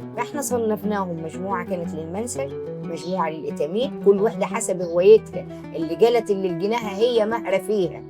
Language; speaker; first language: Egyptian Arabic; native; Egyptian Arabic